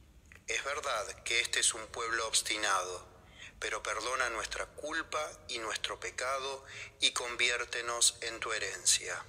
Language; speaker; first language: Spanish; native; Spanish